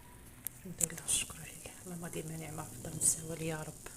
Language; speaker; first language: Arabic; native; Arabic